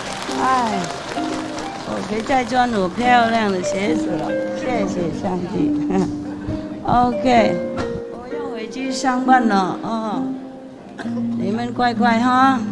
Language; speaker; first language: Chinese; non-native, fluent; Vietnamese